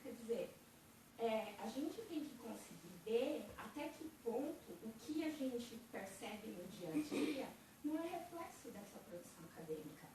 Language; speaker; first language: Portuguese; native; Portuguese